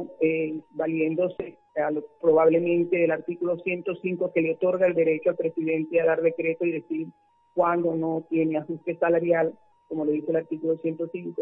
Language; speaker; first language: Spanish; native; Spanish